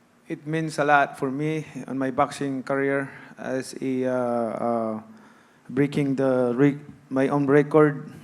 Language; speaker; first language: English; non-native, local second language; Cebuano